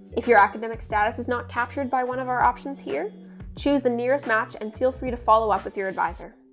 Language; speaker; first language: English; native; English